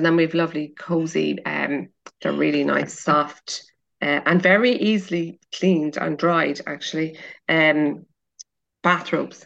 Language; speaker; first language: English; native; English